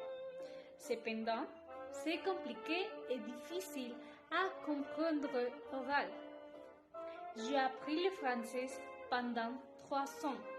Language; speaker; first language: French; non-native, learner; Spanish